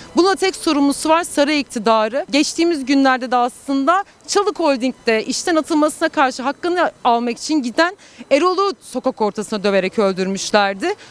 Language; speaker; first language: Turkish; native; Turkish